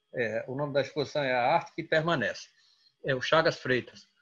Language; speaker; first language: Portuguese; native; Portuguese